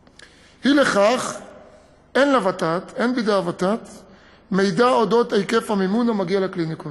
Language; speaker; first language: Hebrew; native; Hebrew